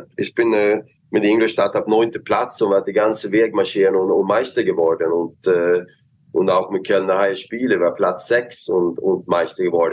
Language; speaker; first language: German; non-native, fluent; Swedish